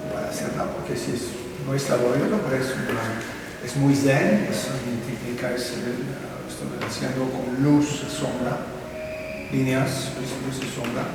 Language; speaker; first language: Spanish; non-native, fluent; French